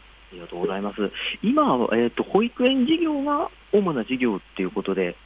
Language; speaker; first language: Japanese; native; Japanese